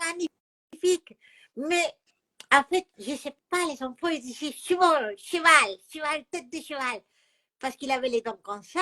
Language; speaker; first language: French; non-native, fluent; Spanish